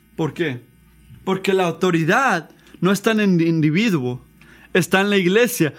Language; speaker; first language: Spanish; non-native, fluent; English